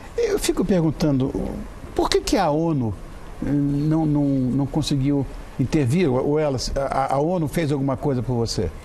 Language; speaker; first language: Portuguese; native; Portuguese